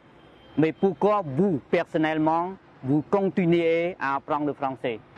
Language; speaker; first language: French; non-native, fluent; Khmer